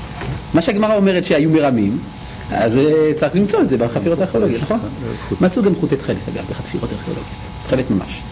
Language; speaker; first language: Hebrew; native; Hebrew